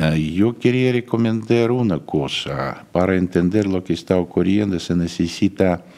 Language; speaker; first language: Spanish; non-native, fluent; Russian